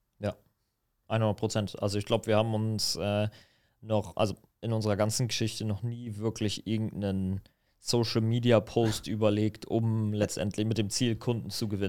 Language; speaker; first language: German; native; German